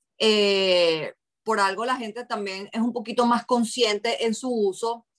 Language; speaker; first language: Spanish; native; Spanish